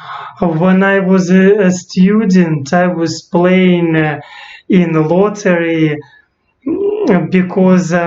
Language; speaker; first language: English; non-native, learner; Russian